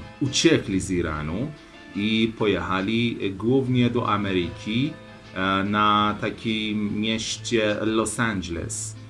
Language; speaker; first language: Polish; non-native, learner; Persian